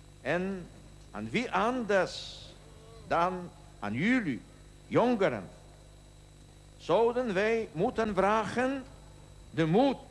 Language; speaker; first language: Dutch; non-native, learner; Polish